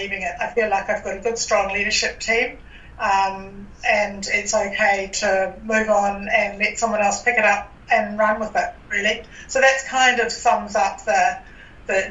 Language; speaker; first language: English; native; English